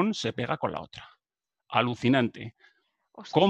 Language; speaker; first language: Spanish; native; Spanish